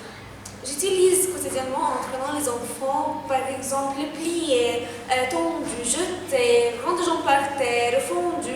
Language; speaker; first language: French; non-native, fluent; Arabic